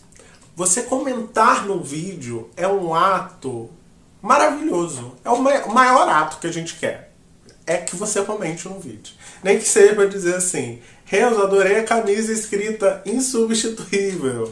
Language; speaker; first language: Portuguese; native; Portuguese